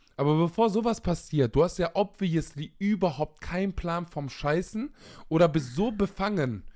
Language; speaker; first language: German; early bilingual, other home language; Arabic